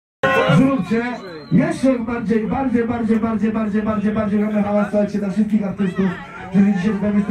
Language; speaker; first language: Polish; native; Polish